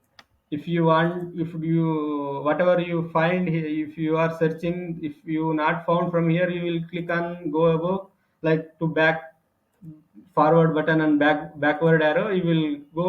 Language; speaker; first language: English; non-native, local second language; Telugu